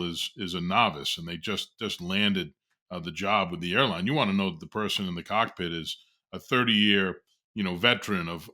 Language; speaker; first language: English; native; English